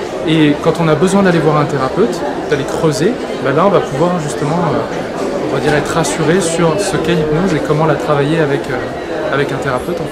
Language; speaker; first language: French; native; French